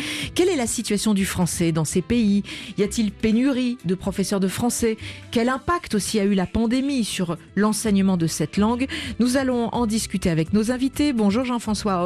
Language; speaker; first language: French; native; French